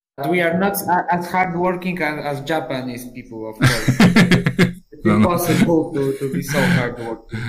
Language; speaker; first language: English; non-native, fluent; Polish